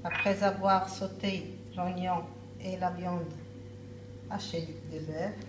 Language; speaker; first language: French; non-native, local second language; Arabic